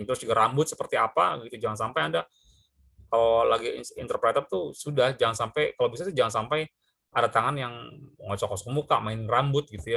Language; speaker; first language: Indonesian; native; Indonesian